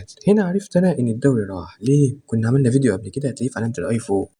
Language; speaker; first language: Arabic; native; Arabic